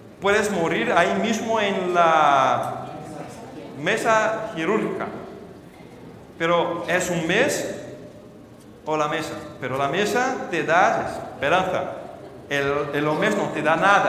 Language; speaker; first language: Spanish; non-native, fluent; Portuguese